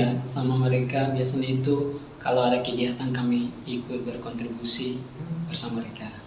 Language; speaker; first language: Indonesian; non-native, local second language; Tetum